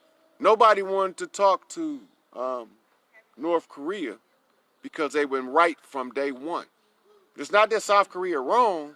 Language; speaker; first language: English; native; English